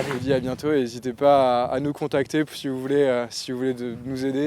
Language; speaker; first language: French; native; French